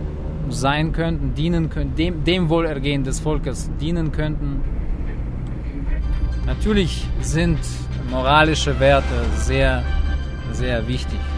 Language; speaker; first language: German; non-native, fluent; Russian